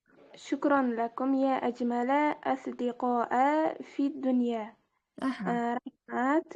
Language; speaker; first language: Arabic; non-native, learner; Uzbek